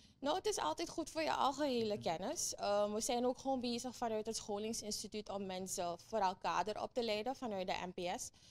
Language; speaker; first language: Dutch; native; Dutch